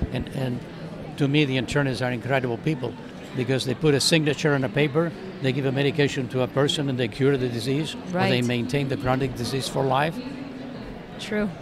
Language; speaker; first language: English; non-native, fluent; Spanish